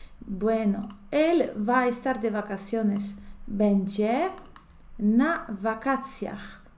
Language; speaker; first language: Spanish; non-native, fluent; Polish